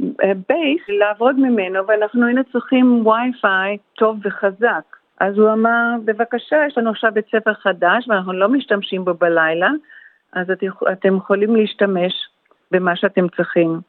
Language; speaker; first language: Hebrew; early bilingual, heritage; Hebrew